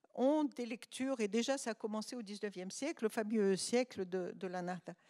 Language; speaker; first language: French; non-native, local second language; Arabic